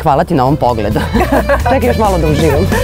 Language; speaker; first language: Serbian; native; Serbian